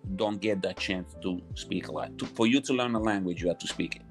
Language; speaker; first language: English; non-native, fluent; Italian